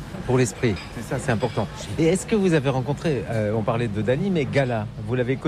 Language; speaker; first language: French; native; French